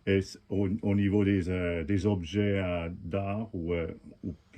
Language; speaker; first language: French; non-native, fluent; English